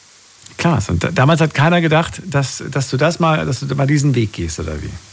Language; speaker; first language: German; native; German